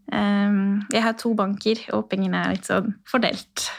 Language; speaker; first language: Norwegian; non-native, fluent; Romanian